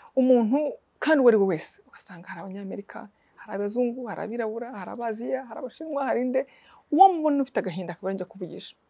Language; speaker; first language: Kinyarwanda; native; Kinyarwanda